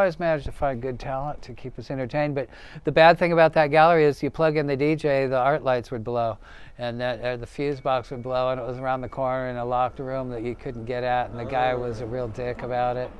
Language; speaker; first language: English; native; English